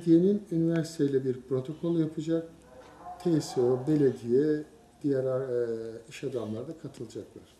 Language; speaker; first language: Turkish; native; Turkish